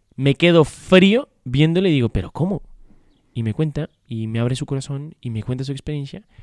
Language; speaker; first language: Spanish; native; Spanish